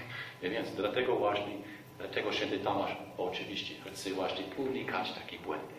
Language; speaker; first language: Polish; non-native, fluent; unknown